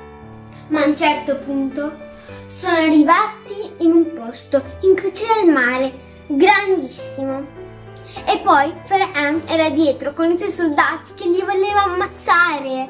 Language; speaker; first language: Italian; early bilingual, other home language; Arabic